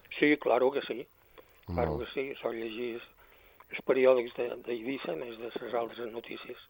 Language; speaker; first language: Catalan; native; Catalan